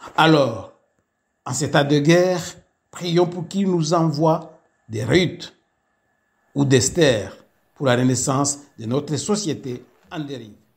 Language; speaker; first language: French; non-native, local second language; Kinyarwanda